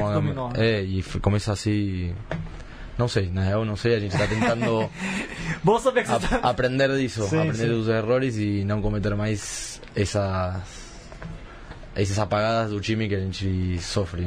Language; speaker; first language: Portuguese; early bilingual, heritage; Spanish